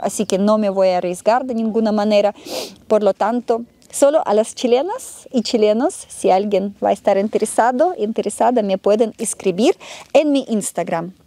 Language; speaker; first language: Spanish; non-native, fluent; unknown